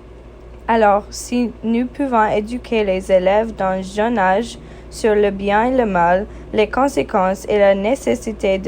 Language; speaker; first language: French; non-native, fluent; English